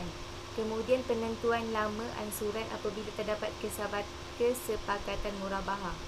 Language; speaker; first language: Malay; native; Malay